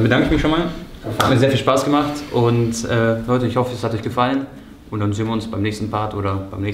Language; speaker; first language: German; native; German